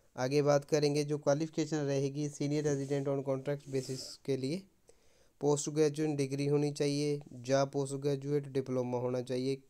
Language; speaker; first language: Hindi; non-native, local second language; Punjabi